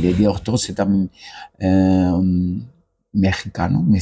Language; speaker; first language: French; non-native, learner; Spanish